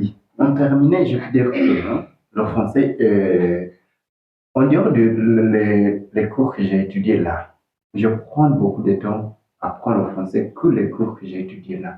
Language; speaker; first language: French; non-native, learner; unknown